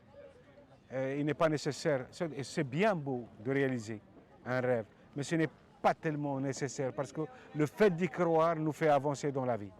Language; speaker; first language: French; non-native, local second language; Arabic